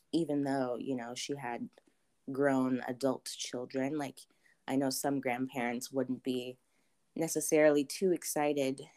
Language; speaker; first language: English; early bilingual, other home language; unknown